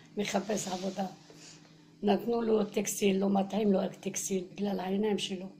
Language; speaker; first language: Hebrew; non-native, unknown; Arabic